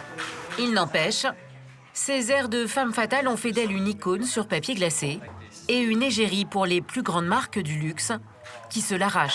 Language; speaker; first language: French; native; French